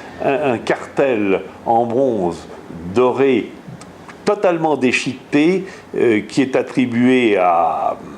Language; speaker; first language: French; native; French